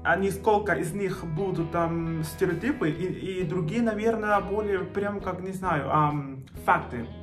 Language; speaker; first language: Russian; non-native, fluent; Spanish